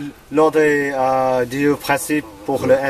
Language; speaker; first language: French; non-native, learner; Nepali